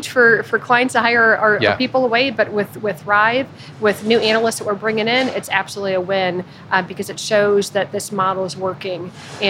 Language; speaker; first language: English; native; English